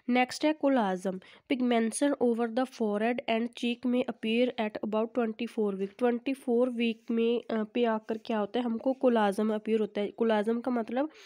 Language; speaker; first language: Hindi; non-native, local second language; Punjabi